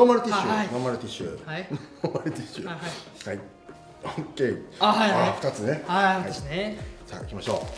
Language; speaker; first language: Japanese; non-native, learner; Korean